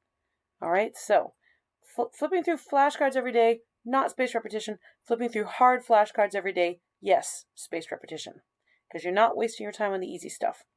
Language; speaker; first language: English; native; English